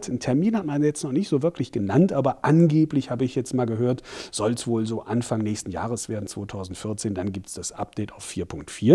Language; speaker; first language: German; native; German